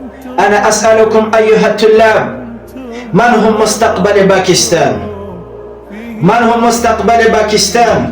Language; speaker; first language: Arabic; non-native, learner; Urdu